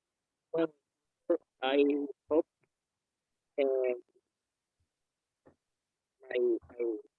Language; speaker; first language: English; non-native, learner; Spanish